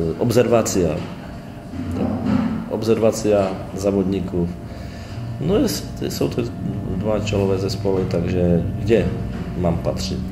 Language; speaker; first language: Polish; non-native, learner; Slovak